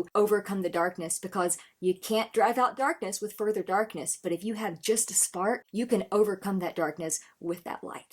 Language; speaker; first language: English; native; English